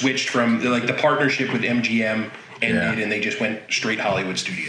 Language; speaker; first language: English; native; English